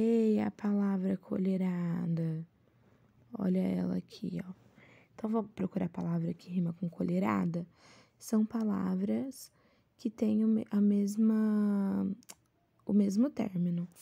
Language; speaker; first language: Portuguese; native; Portuguese